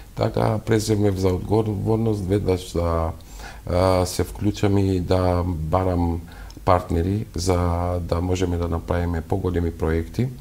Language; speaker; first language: Macedonian; non-native, local second language; Albanian